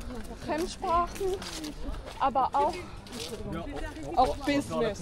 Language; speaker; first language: German; non-native, fluent; French